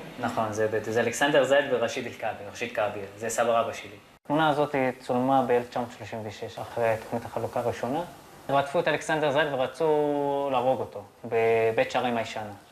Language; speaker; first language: Hebrew; non-native, local second language; Arabic